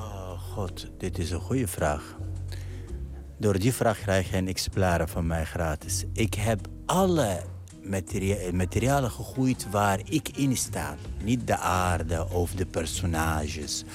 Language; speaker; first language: Dutch; non-native, fluent; Arabic